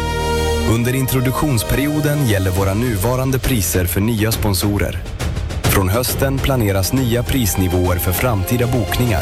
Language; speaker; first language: Swedish; native; Swedish